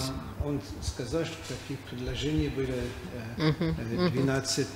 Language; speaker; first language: Russian; non-native, fluent; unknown